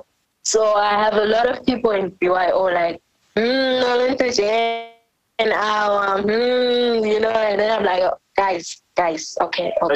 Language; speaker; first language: English; non-native, local second language; North Ndebele